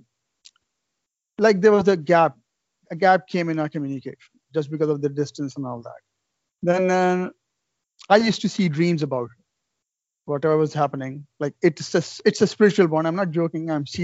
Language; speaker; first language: English; non-native, local second language; Urdu